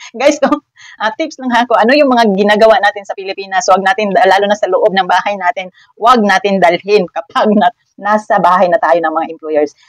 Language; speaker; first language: Filipino; native; Filipino